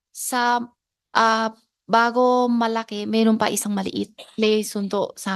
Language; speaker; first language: Filipino; non-native, learner; Chinese